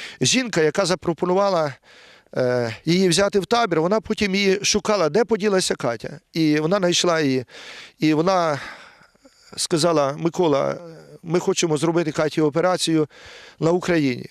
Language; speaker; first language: Ukrainian; native; Ukrainian